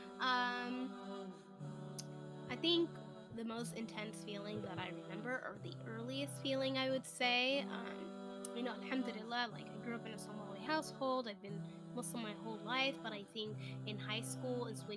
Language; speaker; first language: English; native; English